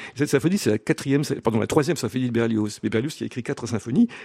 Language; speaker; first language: French; native; French